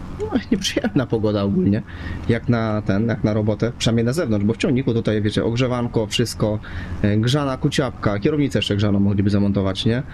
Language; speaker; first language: Polish; native; Polish